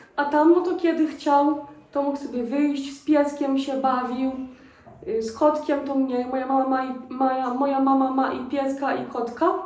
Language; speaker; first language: Polish; native; Polish